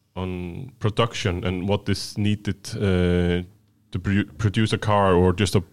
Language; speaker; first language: English; non-native, fluent; Icelandic